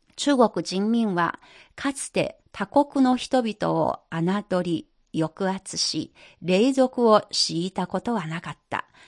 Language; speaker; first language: Japanese; non-native, fluent; Chinese